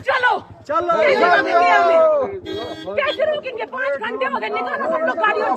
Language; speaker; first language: Hindi; native; Hindi